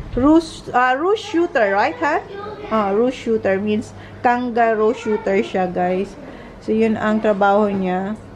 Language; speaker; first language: Filipino; non-native, local second language; Bikol